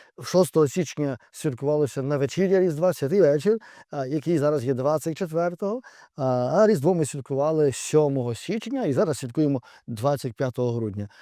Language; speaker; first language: Ukrainian; native; Ukrainian